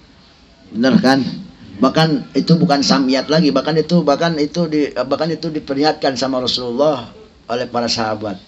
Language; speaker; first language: Indonesian; native; Indonesian